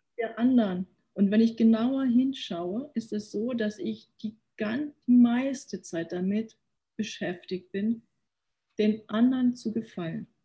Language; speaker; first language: German; early bilingual, other home language; Korean